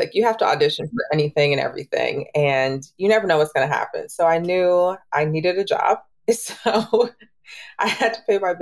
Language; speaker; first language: English; native; English